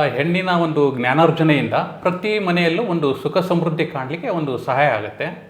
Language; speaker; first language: Kannada; native; Kannada